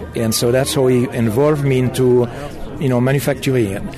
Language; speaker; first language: English; non-native, fluent; German